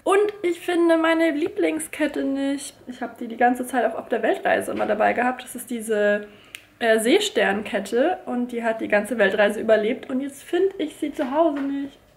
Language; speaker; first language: German; native; German